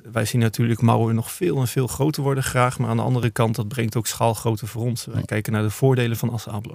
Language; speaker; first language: Dutch; native; Dutch